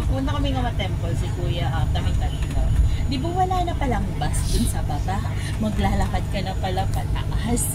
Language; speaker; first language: Filipino; native; Filipino